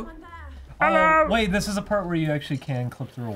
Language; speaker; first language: English; native; English